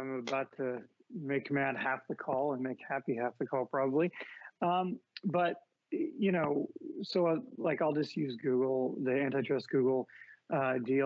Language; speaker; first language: English; native; English